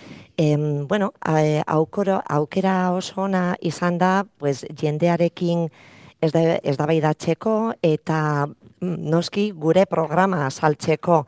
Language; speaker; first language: Basque; non-native, local second language; Spanish